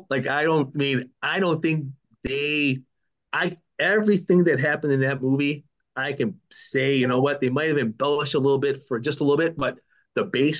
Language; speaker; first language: English; native; English